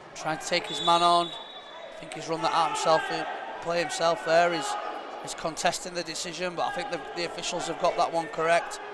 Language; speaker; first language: English; native; English